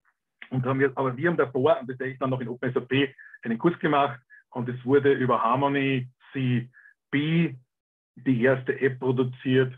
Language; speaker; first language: German; native; German